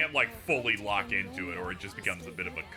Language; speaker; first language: English; native; English